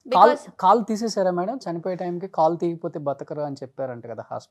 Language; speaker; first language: Telugu; native; Telugu